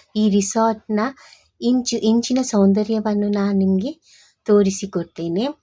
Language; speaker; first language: Kannada; non-native, local second language; Tulu